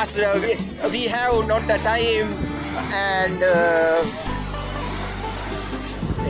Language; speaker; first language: English; non-native, local second language; Sinhala